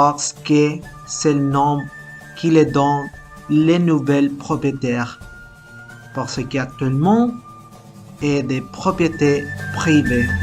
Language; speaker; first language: French; non-native, learner; Spanish